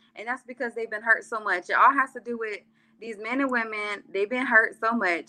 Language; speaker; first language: English; early bilingual, other home language; Arabic